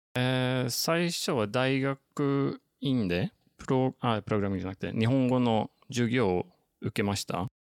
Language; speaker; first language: Japanese; non-native, fluent; Norwegian